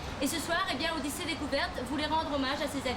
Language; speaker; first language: French; native; French